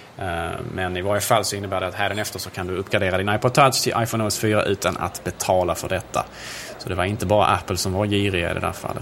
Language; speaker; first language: Swedish; native; Swedish